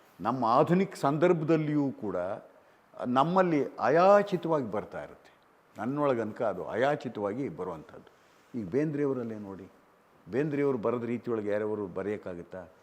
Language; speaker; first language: Kannada; native; Kannada